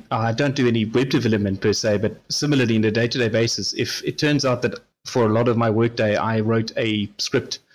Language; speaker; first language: English; native; English